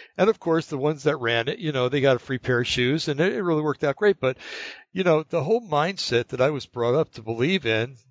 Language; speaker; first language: English; native; English